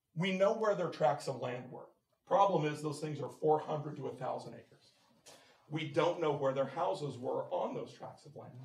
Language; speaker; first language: English; native; English